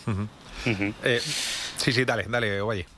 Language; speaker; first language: Spanish; native; Spanish